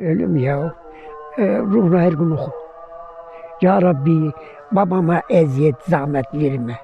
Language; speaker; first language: Turkish; native; Turkish